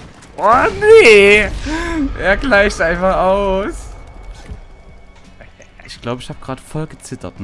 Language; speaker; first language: German; native; German